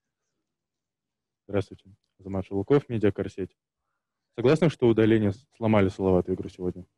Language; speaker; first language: Russian; native; Russian